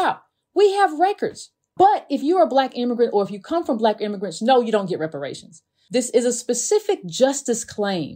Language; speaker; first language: English; native; English